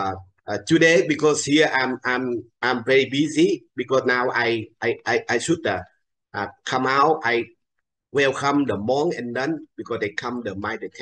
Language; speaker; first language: English; non-native, learner; Vietnamese